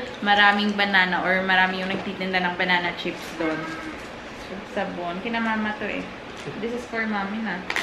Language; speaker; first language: Filipino; non-native, local second language; Hiligaynon